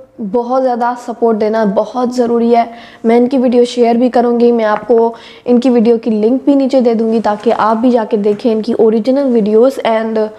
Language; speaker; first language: Urdu; native; Urdu